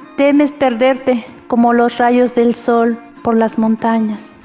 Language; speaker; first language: Spanish; non-native, local second language; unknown